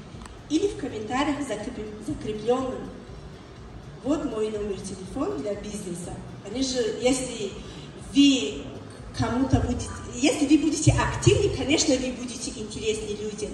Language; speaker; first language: Russian; non-native, learner; Tajik